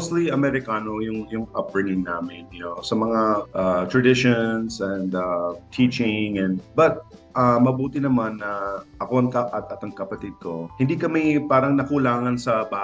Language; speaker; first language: Filipino; non-native, local second language; English